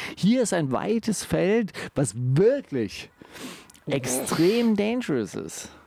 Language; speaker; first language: German; native; German